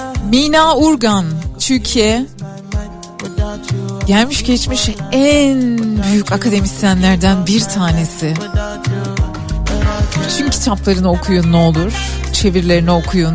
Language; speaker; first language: Turkish; native; Turkish